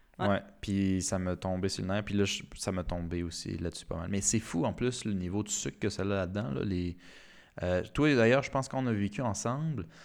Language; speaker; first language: French; native; French